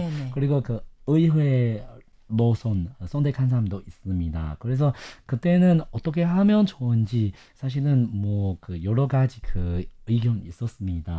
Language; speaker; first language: Korean; non-native, fluent; Chinese